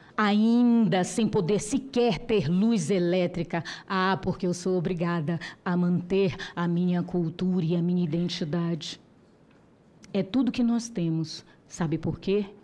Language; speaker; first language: Portuguese; non-native, local second language; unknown